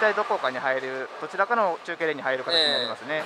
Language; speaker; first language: Japanese; native; Japanese